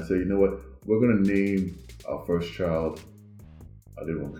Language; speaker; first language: English; non-native, local second language; Igbo